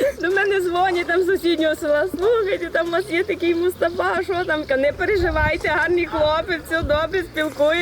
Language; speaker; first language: Ukrainian; native; Ukrainian